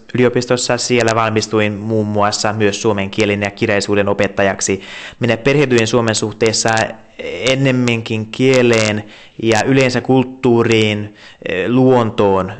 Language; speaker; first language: Finnish; non-native, fluent; Hungarian